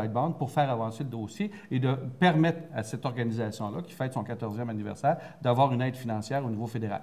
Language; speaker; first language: French; native; French